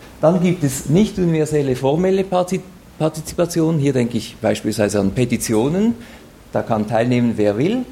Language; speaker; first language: German; native; German